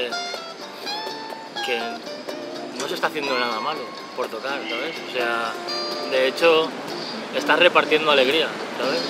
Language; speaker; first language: Spanish; native; Spanish